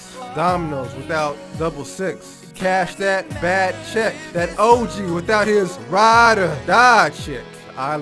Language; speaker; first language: English; native; English